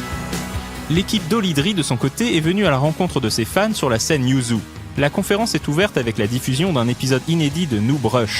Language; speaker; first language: French; native; French